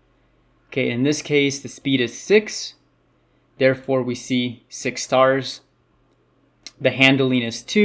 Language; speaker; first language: English; native; English